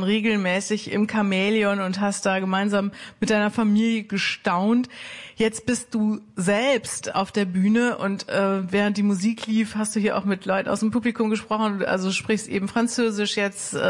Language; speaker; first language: German; native; German